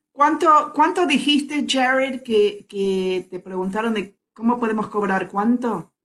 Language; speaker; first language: Spanish; non-native, fluent; English